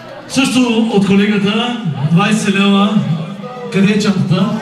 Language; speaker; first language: Bulgarian; non-native, local second language; Turkish